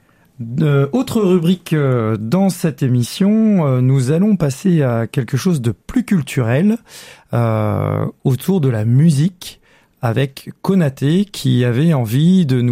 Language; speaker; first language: French; native; French